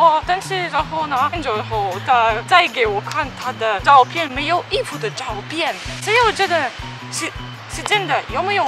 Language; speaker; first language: Chinese; non-native, learner; Russian